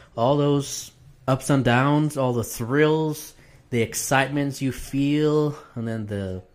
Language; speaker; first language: English; non-native, fluent; Arabic